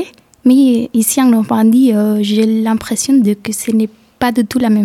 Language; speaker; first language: French; non-native, fluent; Galician